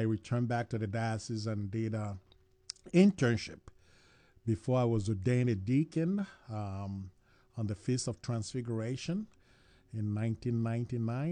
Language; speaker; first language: English; non-native, local second language; Igbo